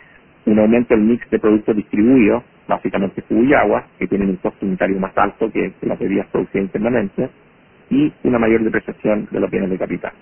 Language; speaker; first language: Spanish; native; Spanish